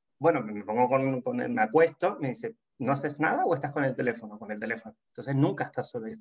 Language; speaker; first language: Spanish; native; Spanish